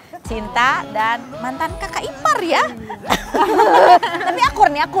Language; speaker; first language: Indonesian; native; Indonesian